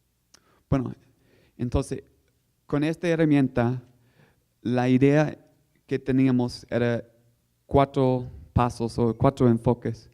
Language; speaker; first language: Spanish; non-native, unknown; English